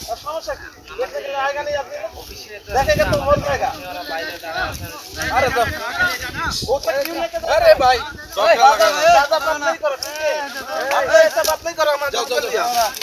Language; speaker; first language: Hindi; non-native, learner; Bangla